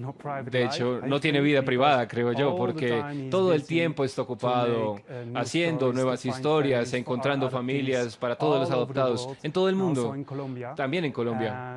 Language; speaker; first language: Spanish; non-native, fluent; Dutch